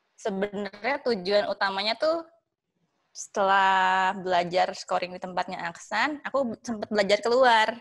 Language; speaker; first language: Indonesian; native; Indonesian